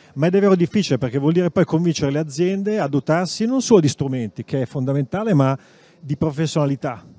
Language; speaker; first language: Italian; native; Italian